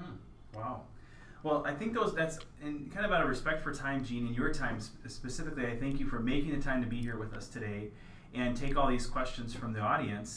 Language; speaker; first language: English; native; English